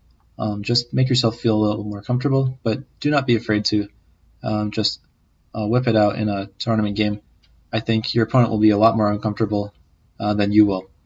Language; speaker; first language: English; native; English